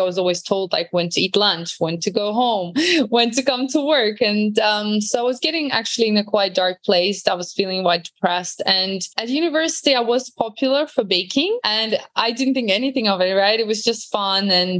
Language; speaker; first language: English; non-native, fluent; Latvian